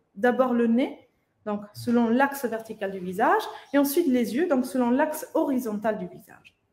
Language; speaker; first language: French; non-native, fluent; Italian